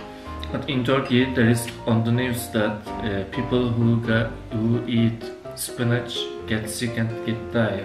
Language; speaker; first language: English; non-native, learner; Turkish